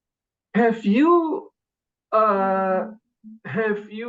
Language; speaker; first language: English; non-native, learner; Indonesian